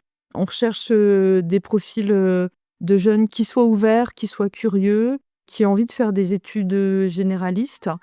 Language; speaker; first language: French; native; French